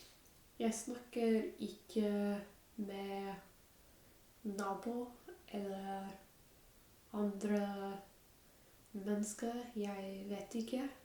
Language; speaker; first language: Norwegian; non-native, learner; English